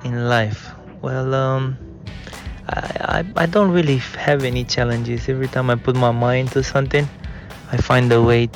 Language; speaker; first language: English; non-native, fluent; Romanian